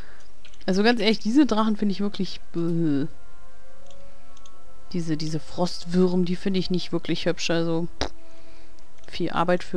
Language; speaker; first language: German; native; German